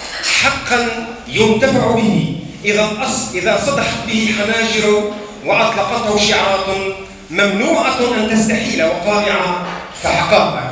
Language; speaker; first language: Arabic; native; Arabic